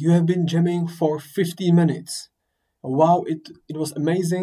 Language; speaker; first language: English; non-native, fluent; Czech